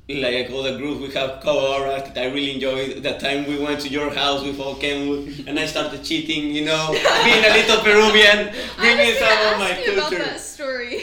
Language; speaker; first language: English; non-native, fluent; Spanish